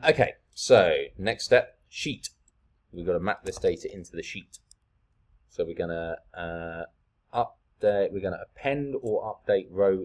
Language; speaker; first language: English; native; English